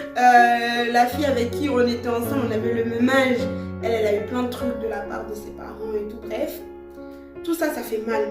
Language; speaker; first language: French; early bilingual, other home language; Lingala